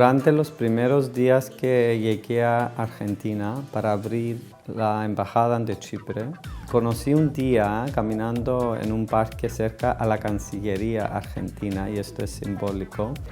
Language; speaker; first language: Spanish; non-native, fluent; Greek